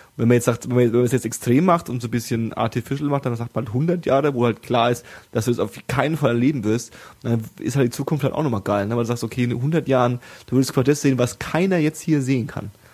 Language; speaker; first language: German; native; German